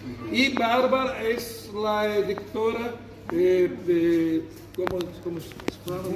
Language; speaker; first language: Spanish; non-native, learner; Portuguese